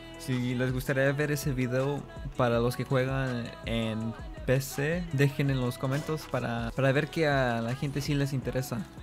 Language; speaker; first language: Spanish; early bilingual, heritage; Spanish